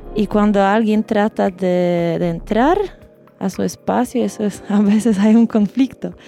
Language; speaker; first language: Spanish; non-native, fluent; Polish